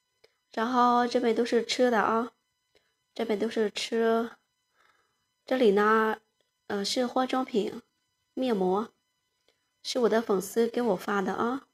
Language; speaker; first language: Chinese; non-native, fluent; Lao